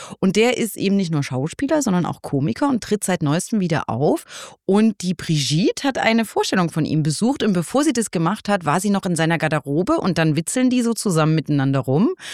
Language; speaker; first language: German; native; German